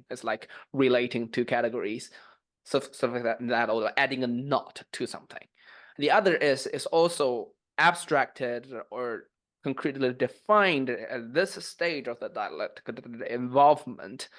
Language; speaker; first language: English; non-native, fluent; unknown